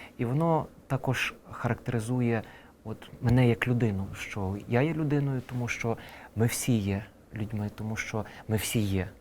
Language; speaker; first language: Ukrainian; native; Ukrainian